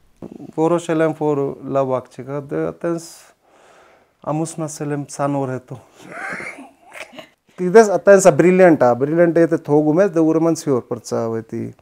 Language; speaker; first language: Armenian; non-native, learner; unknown